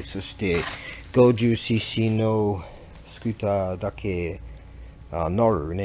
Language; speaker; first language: Japanese; non-native, learner; English